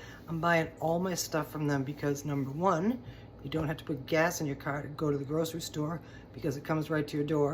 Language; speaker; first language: English; native; English